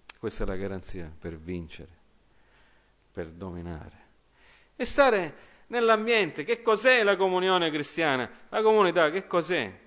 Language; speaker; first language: Italian; early bilingual, heritage; English